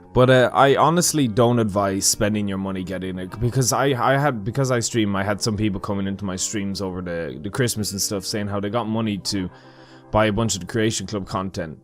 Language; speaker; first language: English; native; English